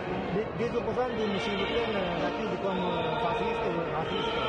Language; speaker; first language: French; non-native, learner; Japanese